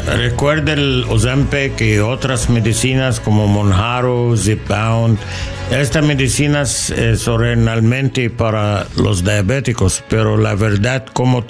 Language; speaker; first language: Spanish; non-native, learner; English